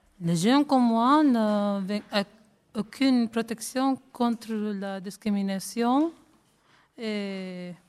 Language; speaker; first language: French; non-native, learner; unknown